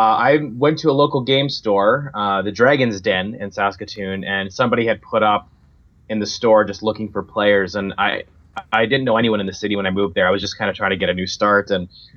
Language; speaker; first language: English; native; English